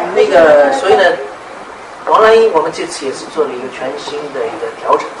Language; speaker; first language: Chinese; native; Chinese